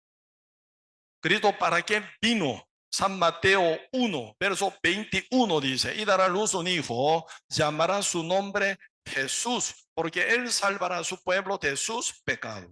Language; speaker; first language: Spanish; non-native, learner; Korean